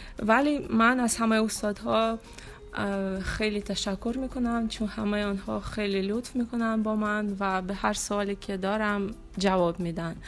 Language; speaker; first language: Persian; non-native, fluent; Russian